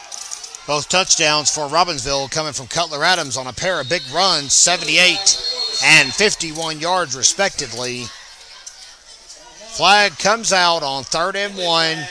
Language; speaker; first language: English; native; English